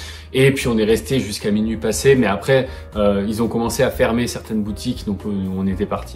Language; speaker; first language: French; native; French